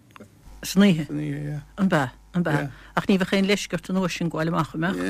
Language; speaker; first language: Irish; native; Irish